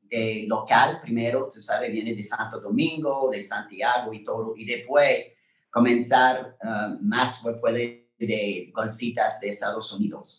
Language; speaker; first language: Spanish; non-native, learner; French